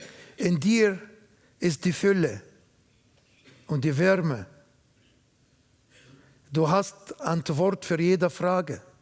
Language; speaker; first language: German; non-native, learner; Arabic